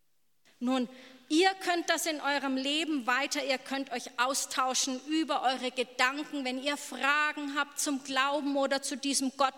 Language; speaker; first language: German; native; German